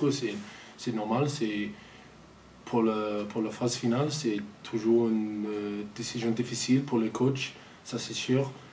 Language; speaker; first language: French; non-native, fluent; English